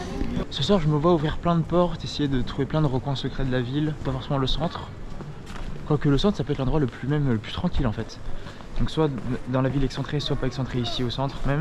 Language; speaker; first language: French; native; French